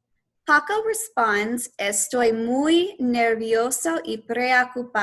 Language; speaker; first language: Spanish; non-native, fluent; English